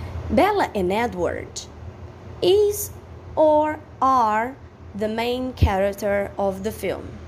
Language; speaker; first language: English; non-native, fluent; Portuguese